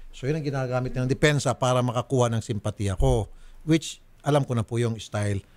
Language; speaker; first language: Filipino; native; Filipino